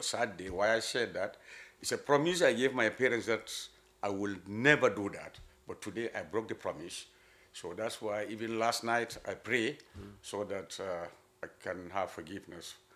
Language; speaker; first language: English; non-native, local second language; Mandingo